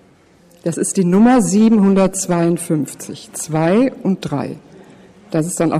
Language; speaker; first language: German; native; German